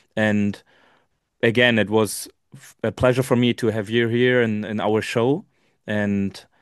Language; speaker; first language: English; non-native, learner; German